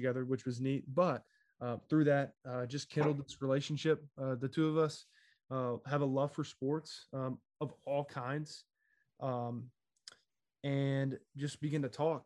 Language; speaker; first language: English; native; English